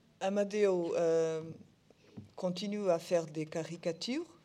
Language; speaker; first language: French; non-native, learner; Portuguese